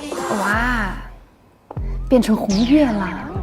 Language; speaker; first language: Chinese; native; Chinese